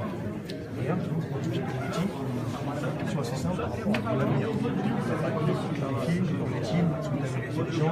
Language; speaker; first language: French; native; French